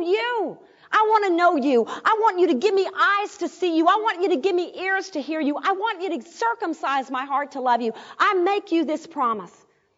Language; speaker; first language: English; native; English